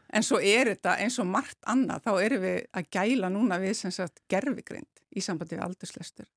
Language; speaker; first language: Icelandic; native; Icelandic